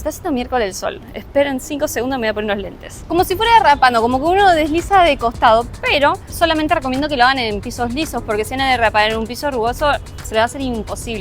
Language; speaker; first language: Spanish; native; Spanish